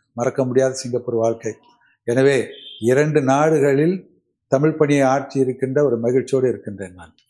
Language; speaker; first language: Tamil; native; Tamil